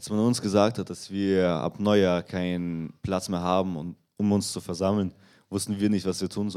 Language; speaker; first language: German; non-native, fluent; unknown